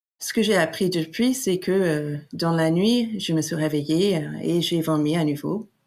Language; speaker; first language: French; non-native, fluent; English